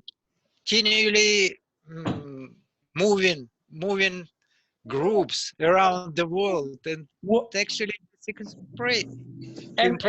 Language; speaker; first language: English; non-native, learner; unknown